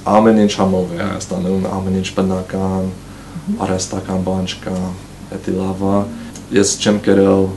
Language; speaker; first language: Armenian; non-native, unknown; English